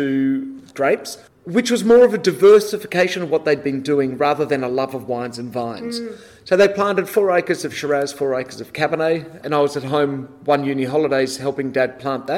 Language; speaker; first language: English; native; English